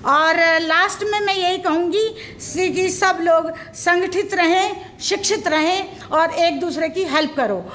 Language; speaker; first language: Hindi; native; Hindi